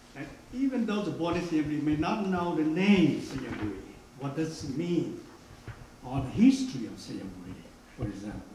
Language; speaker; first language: English; non-native, fluent; Hmong